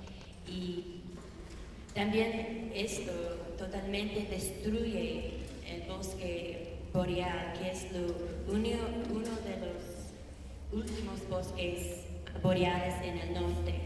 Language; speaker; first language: Spanish; non-native, learner; English